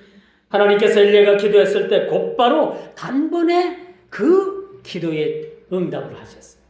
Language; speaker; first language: Korean; native; Korean